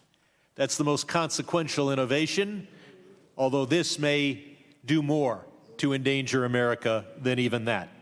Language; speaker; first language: English; native; English